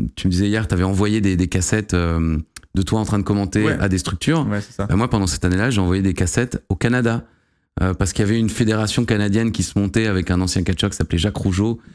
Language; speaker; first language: French; native; French